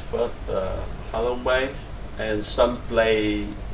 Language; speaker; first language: English; non-native, learner; Vietnamese